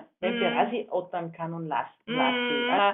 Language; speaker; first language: Greek; non-native, learner; German